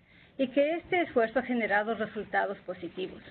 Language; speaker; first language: Spanish; native; Spanish